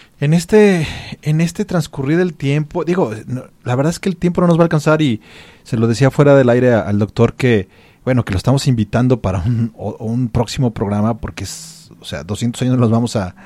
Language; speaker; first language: Spanish; native; Spanish